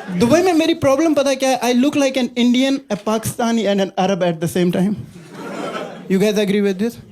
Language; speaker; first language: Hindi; non-native, local second language; Kashmiri